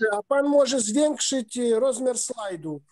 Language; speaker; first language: Polish; non-native, fluent; Ukrainian